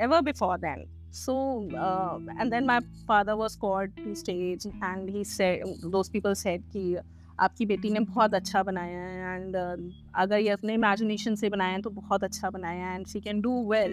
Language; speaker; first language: English; non-native, local second language; Hindi